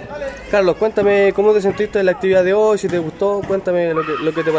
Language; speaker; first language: Spanish; native; Spanish